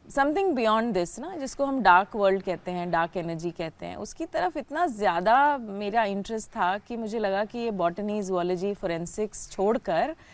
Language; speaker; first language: Hindi; native; Hindi